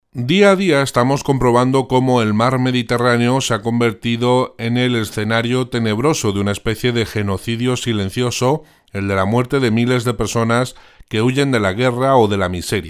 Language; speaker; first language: Spanish; native; Spanish